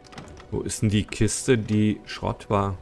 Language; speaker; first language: German; native; German